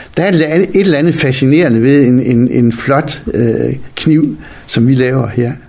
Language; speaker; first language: Danish; native; Danish